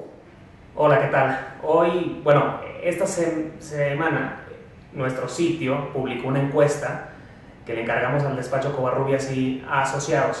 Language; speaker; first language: Spanish; native; Spanish